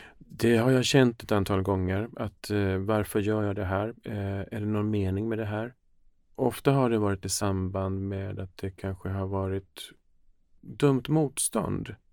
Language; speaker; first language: Swedish; early bilingual, other home language; Finnish